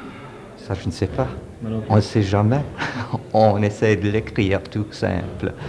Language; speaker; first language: French; early bilingual, heritage; French